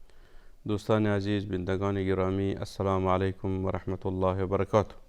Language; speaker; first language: Persian; native; Persian